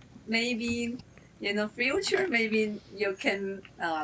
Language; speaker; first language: English; non-native, learner; Chinese